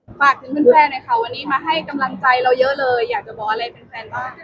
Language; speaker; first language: Thai; native; Thai